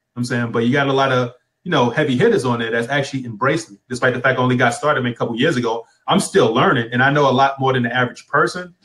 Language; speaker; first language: English; native; English